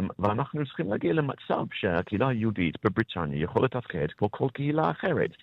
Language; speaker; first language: Hebrew; non-native, fluent; English